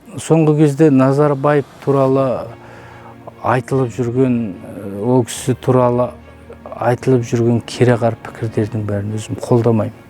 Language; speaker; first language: Kazakh; native; Kazakh